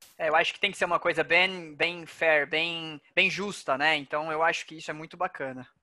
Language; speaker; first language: Portuguese; native; Portuguese